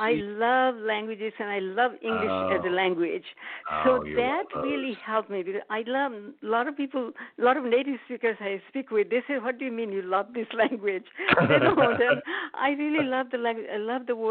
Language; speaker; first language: English; non-native, local second language; Bangla